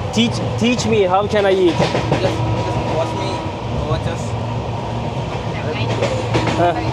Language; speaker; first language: English; non-native, learner; Turkish